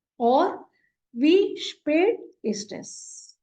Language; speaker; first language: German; non-native, fluent; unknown